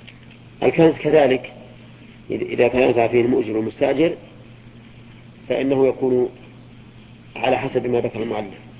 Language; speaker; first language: Arabic; native; Arabic